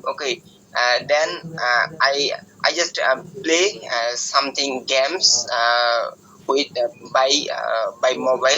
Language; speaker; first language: English; non-native, learner; Bangla